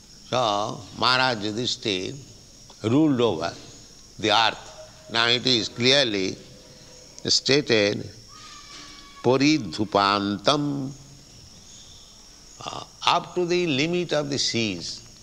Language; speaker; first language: English; non-native, local second language; Bangla